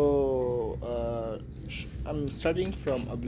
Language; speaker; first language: English; non-native, fluent; Bangla